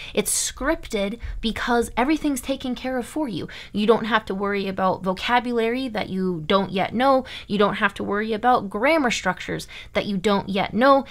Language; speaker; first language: English; native; English